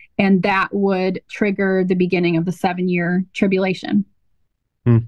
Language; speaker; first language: English; native; English